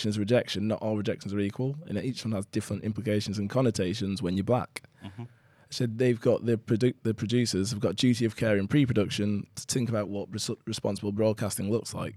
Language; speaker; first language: English; native; English